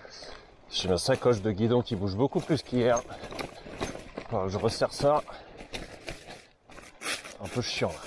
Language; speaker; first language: French; native; French